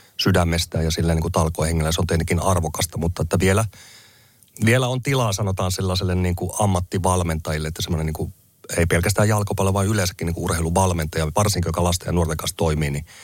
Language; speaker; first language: Finnish; native; Finnish